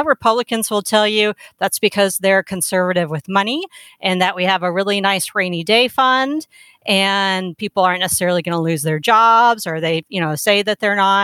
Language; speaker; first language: English; native; English